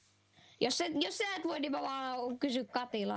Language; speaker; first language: Finnish; native; Finnish